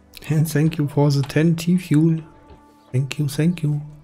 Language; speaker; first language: English; non-native, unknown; German